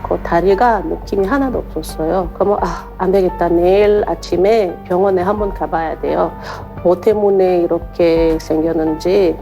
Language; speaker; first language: Korean; non-native, learner; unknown